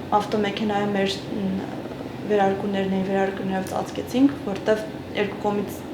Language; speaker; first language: Armenian; native; Armenian